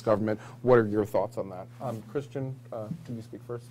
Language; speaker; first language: English; native; English